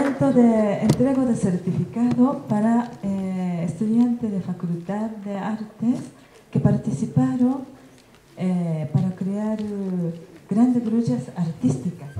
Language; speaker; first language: Spanish; non-native, learner; Japanese